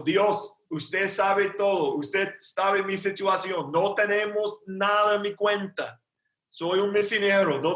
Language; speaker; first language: Spanish; non-native, learner; English